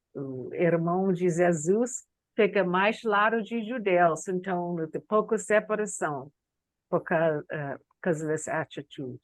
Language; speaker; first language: Portuguese; non-native, learner; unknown